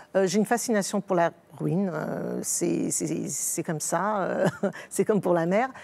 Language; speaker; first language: French; native; French